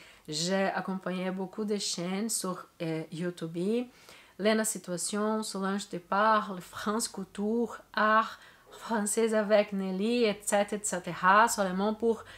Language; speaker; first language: French; non-native, learner; Portuguese